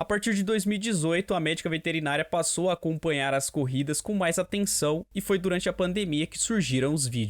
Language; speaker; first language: Portuguese; native; Portuguese